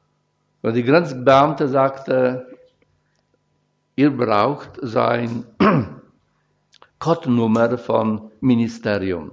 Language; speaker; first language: German; non-native, fluent; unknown